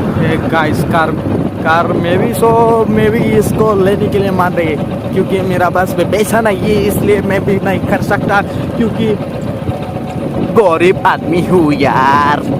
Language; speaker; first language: Hindi; non-native, local second language; Bodo